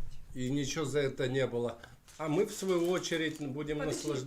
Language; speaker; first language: Russian; native; Russian